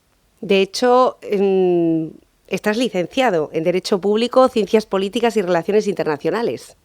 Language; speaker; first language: Spanish; native; Spanish